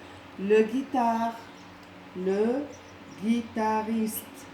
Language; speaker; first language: French; non-native, local second language; Arabic